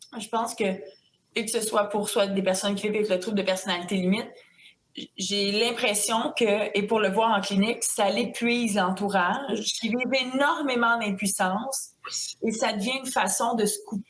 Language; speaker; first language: French; native; French